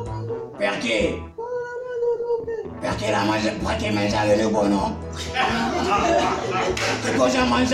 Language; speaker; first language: Italian; non-native, learner; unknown